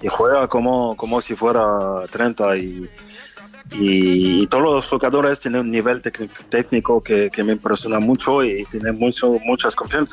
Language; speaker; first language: Spanish; non-native, fluent; French